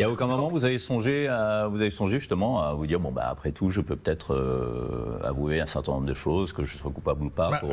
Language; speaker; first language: French; native; French